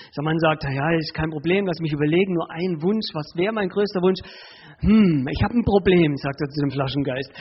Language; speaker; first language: German; early bilingual, other home language; Spanish